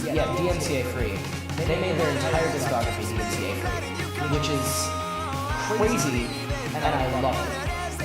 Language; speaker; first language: English; native; English